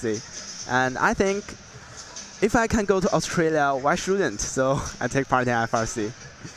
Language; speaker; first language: English; non-native, learner; Chinese